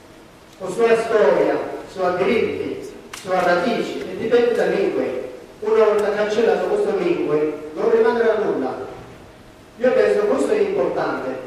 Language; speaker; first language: Italian; non-native, learner; Tibetan